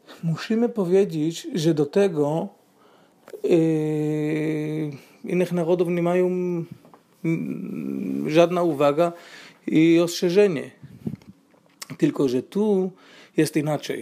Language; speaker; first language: Polish; non-native, fluent; Hebrew